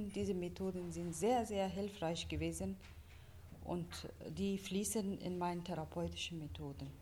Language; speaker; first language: German; non-native, fluent; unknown